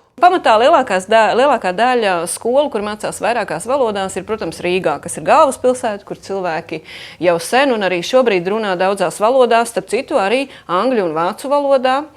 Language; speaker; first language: Latvian; native; Latvian